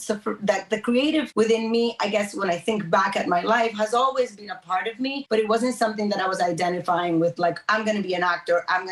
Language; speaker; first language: English; early bilingual, other home language; Spanish